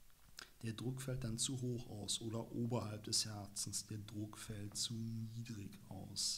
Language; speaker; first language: German; native; German